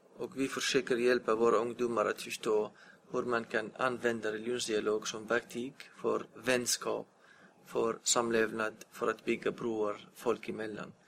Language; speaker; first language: Swedish; non-native, fluent; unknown